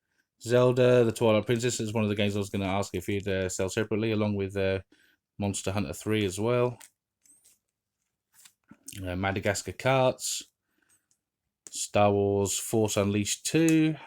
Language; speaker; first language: English; native; English